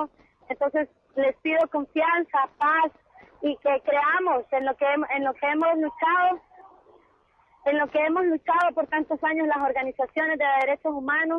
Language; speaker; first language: Spanish; native; Spanish